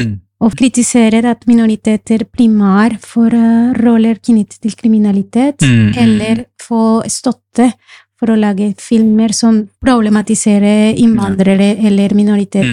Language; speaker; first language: Norwegian; non-native, fluent; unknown